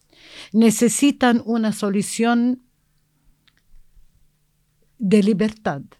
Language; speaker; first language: Spanish; non-native, learner; Arabic